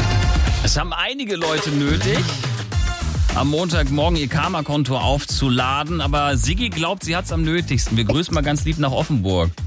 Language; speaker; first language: German; native; German